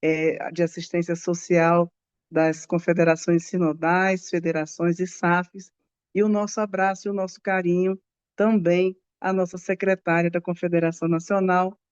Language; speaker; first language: Portuguese; native; Portuguese